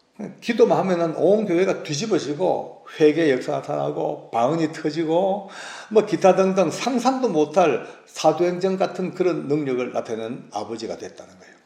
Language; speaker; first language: Korean; native; Korean